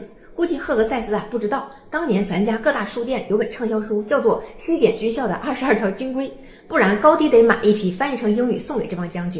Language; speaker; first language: Chinese; native; Chinese